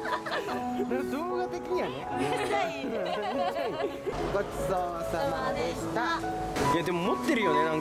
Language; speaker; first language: Japanese; native; Japanese